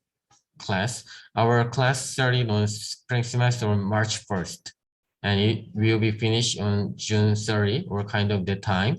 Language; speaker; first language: English; non-native, learner; Korean